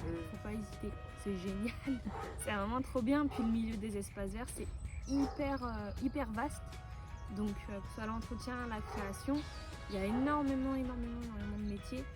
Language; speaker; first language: French; native; French